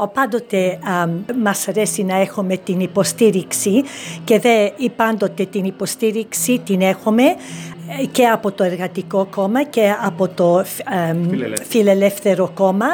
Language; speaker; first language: Greek; early bilingual, heritage; Greek